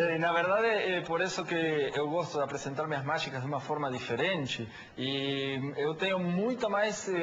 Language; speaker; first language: Portuguese; non-native, fluent; Spanish